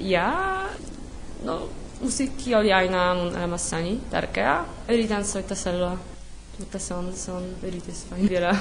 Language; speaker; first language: Finnish; non-native, learner; Polish